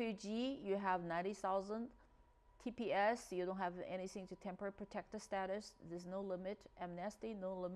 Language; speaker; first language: English; non-native, fluent; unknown